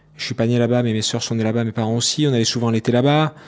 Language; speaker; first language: French; native; French